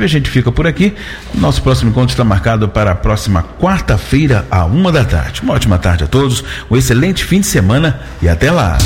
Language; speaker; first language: Portuguese; native; Portuguese